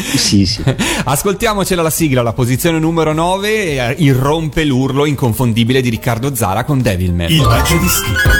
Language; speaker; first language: Italian; native; Italian